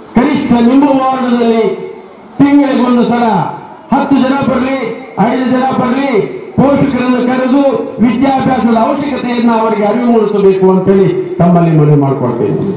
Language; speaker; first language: Kannada; non-native, local second language; Urdu